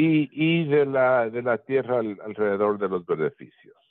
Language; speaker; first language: Spanish; early bilingual, heritage; Spanish